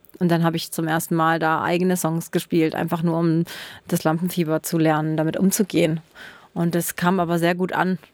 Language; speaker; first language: German; native; German